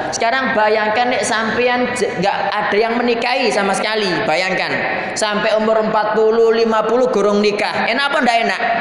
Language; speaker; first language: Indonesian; non-native, local second language; Javanese